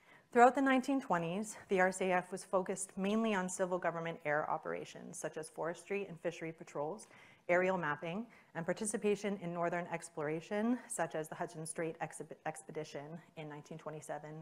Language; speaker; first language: English; native; English